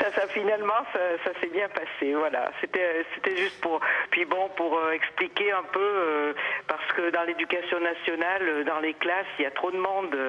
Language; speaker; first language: French; native; French